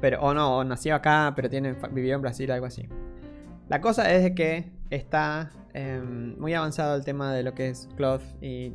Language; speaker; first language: Spanish; native; Spanish